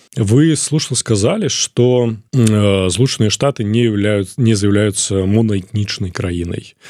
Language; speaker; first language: Belarusian; non-native, local second language; Russian